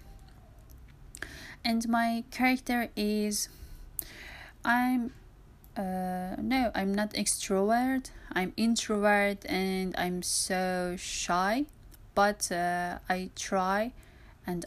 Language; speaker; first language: English; non-native, learner; Persian